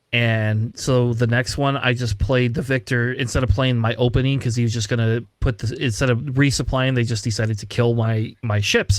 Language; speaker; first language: English; native; English